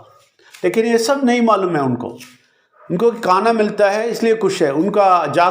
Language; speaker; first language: Hindi; non-native, local second language; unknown